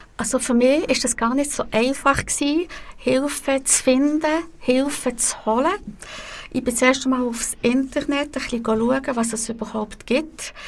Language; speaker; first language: German; non-native, local second language; French